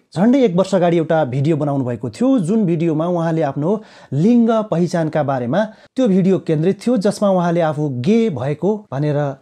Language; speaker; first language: Nepali; native; Nepali